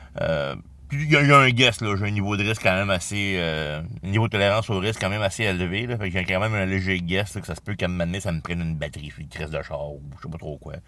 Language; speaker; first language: French; native; French